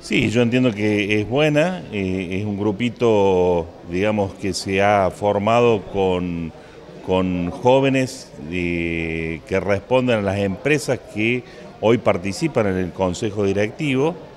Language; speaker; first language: Spanish; native; Spanish